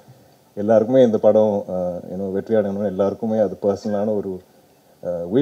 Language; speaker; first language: Tamil; non-native, local second language; Malayalam